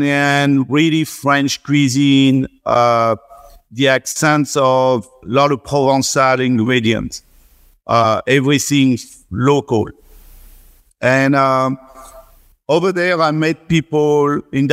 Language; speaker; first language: English; non-native, fluent; French